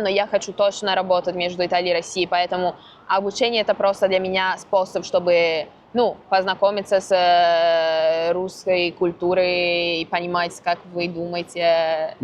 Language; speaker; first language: Russian; non-native, fluent; Italian